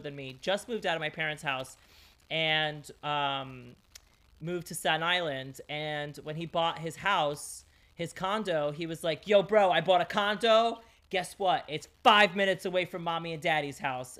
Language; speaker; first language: English; early bilingual, other home language; Greek